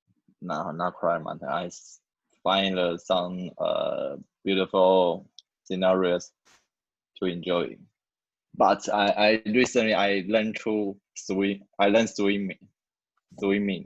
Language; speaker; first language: English; non-native, learner; Chinese